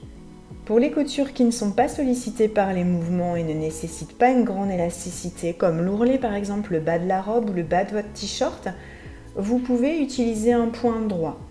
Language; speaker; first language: French; native; French